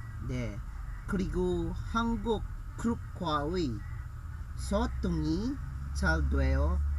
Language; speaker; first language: Korean; non-native, learner; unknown